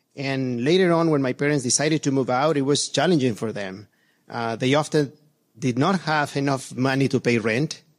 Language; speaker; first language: English; non-native, fluent; Spanish